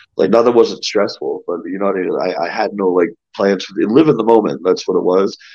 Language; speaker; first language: English; native; English